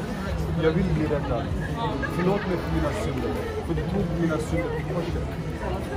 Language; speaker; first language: Swedish; non-native, fluent; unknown